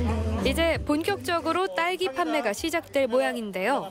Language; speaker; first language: Korean; native; Korean